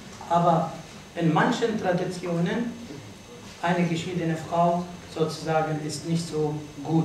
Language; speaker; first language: German; non-native, fluent; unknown